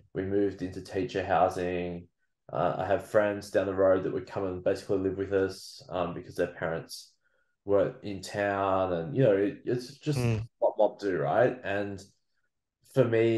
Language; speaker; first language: English; native; English